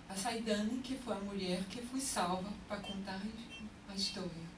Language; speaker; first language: Portuguese; non-native, fluent; French